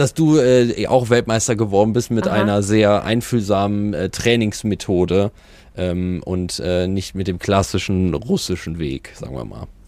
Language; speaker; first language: German; native; German